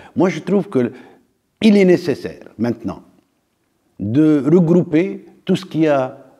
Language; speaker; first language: French; non-native, local second language; Arabic